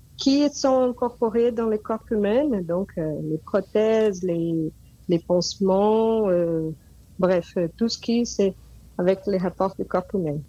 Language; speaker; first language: French; non-native, fluent; Portuguese